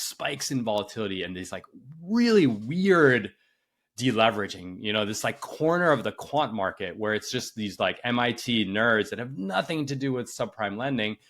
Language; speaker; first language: English; native; English